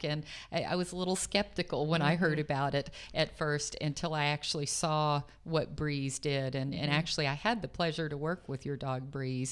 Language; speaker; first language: English; native; English